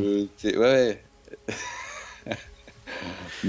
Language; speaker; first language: French; native; French